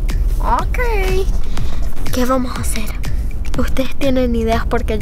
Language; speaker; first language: Spanish; early bilingual, heritage; Spanish